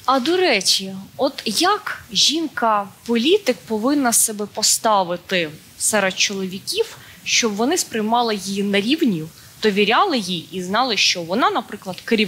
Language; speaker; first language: Ukrainian; native; Ukrainian